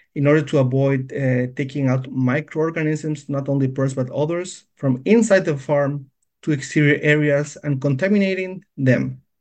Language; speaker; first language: English; non-native, fluent; Spanish